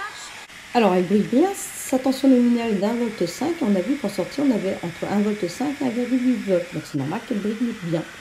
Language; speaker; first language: French; native; French